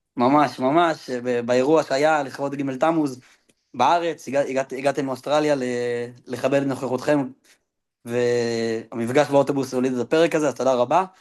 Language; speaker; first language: Hebrew; native; Hebrew